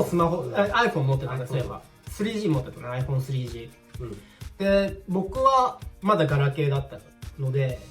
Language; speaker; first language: Japanese; native; Japanese